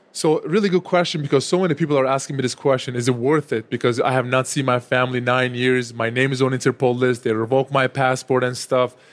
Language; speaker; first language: English; non-native, fluent; Turkish